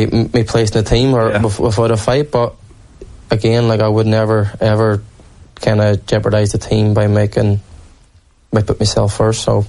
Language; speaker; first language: English; native; English